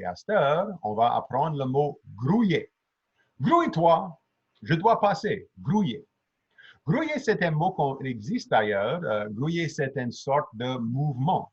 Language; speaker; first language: French; native; French